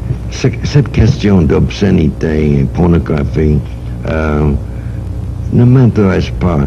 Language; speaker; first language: French; non-native, fluent; English